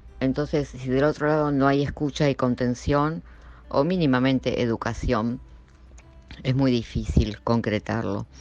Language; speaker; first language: Spanish; native; Spanish